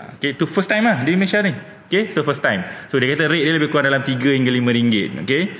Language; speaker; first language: Malay; native; Malay